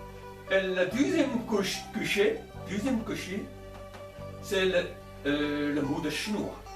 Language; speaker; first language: French; non-native, learner; Chinese